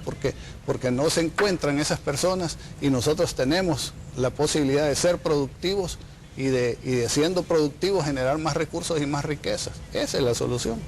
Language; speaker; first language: Spanish; native; Spanish